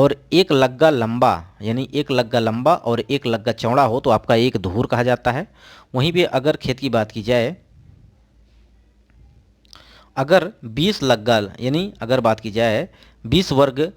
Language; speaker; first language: Hindi; native; Hindi